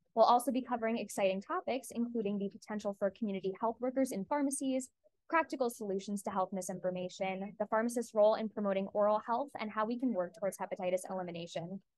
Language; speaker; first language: English; native; English